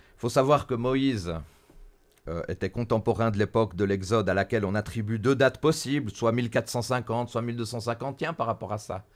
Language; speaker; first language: French; native; French